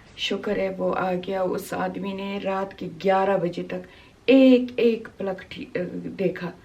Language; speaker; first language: Urdu; non-native, local second language; Pashto